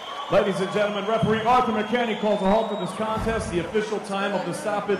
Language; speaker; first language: English; early bilingual, other home language; Spanish